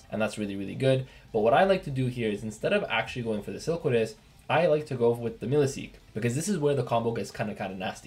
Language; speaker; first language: English; native; English